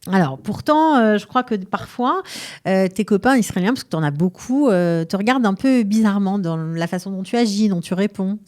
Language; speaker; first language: French; native; French